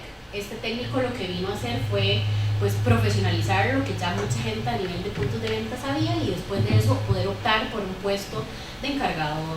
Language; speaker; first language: Spanish; native; Spanish